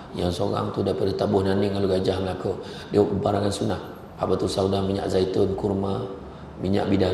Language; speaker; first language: Malay; native; Malay